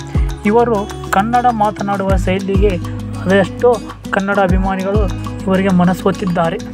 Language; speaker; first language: Kannada; native; Kannada